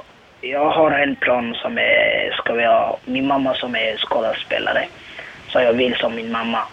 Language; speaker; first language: Swedish; non-native, learner; Somali